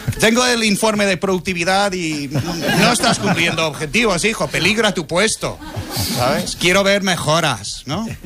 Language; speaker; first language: Spanish; non-native, fluent; English